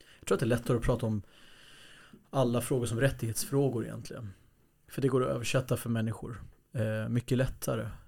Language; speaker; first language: Swedish; early bilingual, other home language; Kurdish